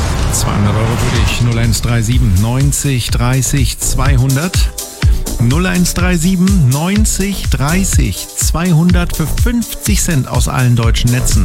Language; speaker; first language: German; native; German